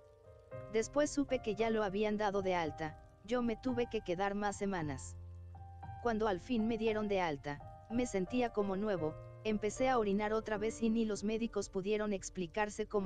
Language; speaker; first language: Spanish; native; Spanish